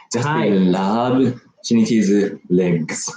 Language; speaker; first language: English; non-native, learner; Japanese